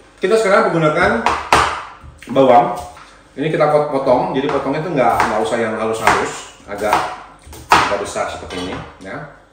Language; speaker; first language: Indonesian; native; Indonesian